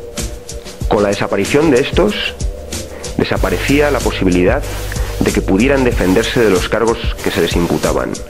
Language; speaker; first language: Spanish; native; Spanish